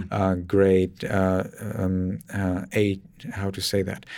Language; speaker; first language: English; non-native, fluent; Czech